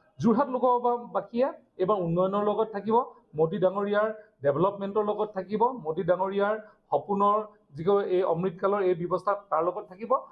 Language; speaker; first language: Assamese; native; Assamese